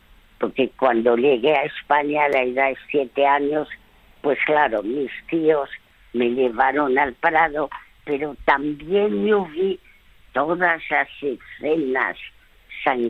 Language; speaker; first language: Spanish; early bilingual, other home language; French